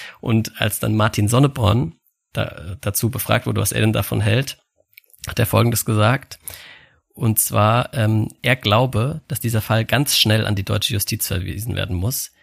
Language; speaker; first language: German; native; German